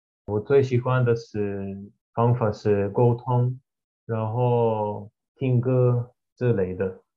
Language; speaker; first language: Chinese; non-native, learner; Russian